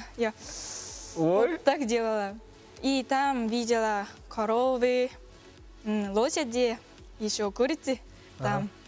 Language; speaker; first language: Russian; non-native, learner; Japanese